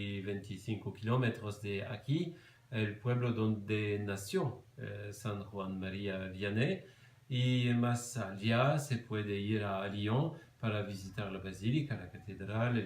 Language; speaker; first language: Spanish; non-native, fluent; French